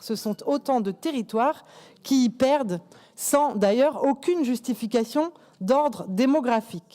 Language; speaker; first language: French; native; French